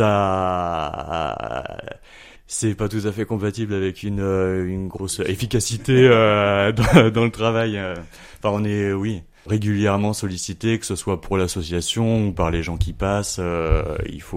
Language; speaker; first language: French; native; French